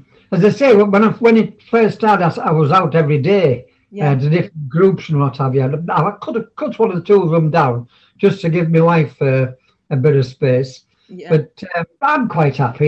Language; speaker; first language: English; native; English